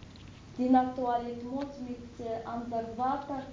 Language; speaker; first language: Dutch; non-native, learner; Arabic